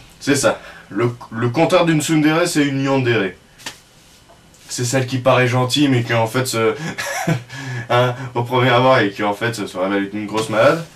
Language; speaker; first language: French; native; French